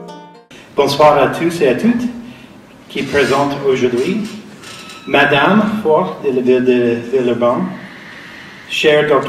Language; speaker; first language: French; non-native, fluent; English